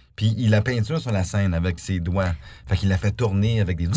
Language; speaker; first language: French; native; French